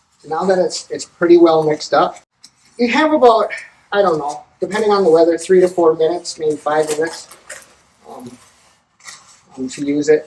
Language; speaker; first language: English; native; English